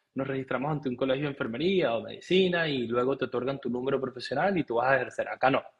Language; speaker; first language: Spanish; native; Spanish